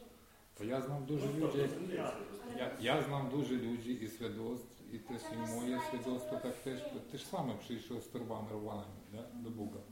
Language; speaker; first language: Polish; non-native, learner; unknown